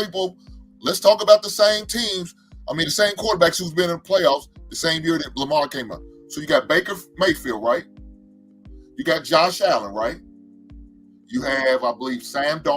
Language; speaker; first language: English; native; English